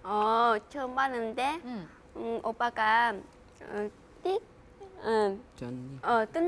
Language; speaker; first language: Korean; non-native, learner; Vietnamese